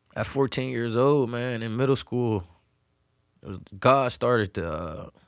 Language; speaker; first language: English; native; English